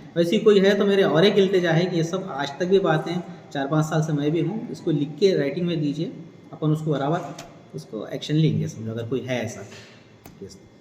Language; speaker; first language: Hindi; non-native, local second language; Telugu